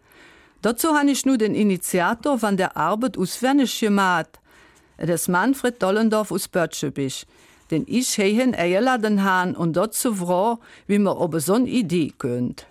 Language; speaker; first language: German; native; German